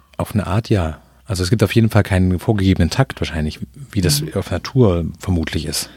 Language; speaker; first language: German; native; German